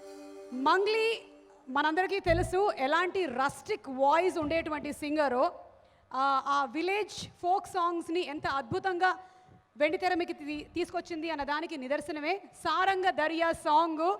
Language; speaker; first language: Telugu; native; Telugu